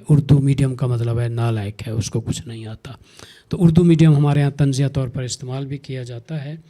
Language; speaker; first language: Urdu; non-native, local second language; Saraiki